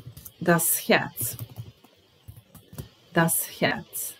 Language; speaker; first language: German; non-native, fluent; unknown